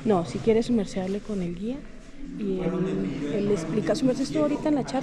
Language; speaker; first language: Spanish; native; Spanish